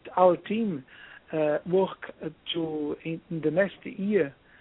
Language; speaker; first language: English; non-native, learner; Portuguese